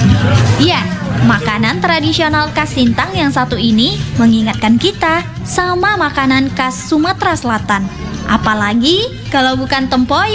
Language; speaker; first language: Indonesian; native; Indonesian